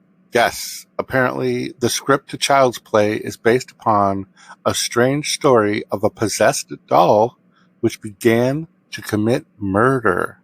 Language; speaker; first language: English; native; English